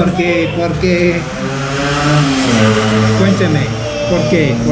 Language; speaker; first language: Spanish; non-native, learner; English